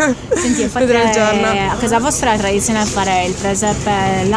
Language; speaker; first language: Italian; native; Italian